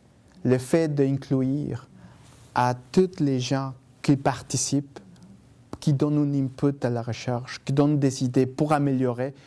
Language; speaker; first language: French; non-native, fluent; Spanish